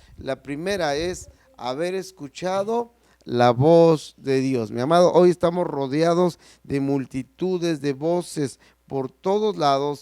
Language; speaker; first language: Spanish; native; Spanish